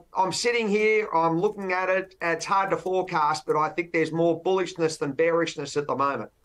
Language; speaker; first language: English; native; English